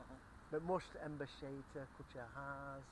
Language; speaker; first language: Hungarian; non-native, learner; English